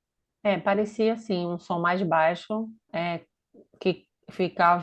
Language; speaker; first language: Portuguese; native; Portuguese